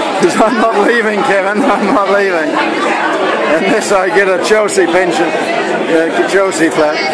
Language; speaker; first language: English; native; English